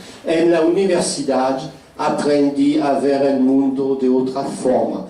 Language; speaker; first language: Portuguese; non-native, fluent; French